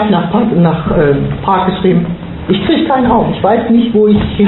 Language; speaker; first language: German; native; German